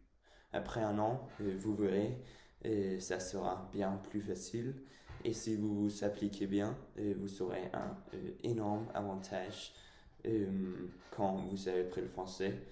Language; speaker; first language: French; non-native, fluent; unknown